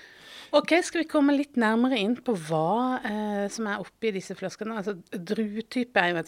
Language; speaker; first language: Norwegian; native; Norwegian